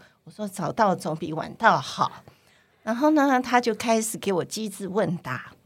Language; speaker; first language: Chinese; non-native, local second language; Cantonese